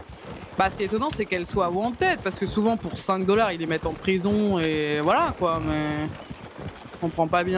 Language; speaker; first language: French; native; French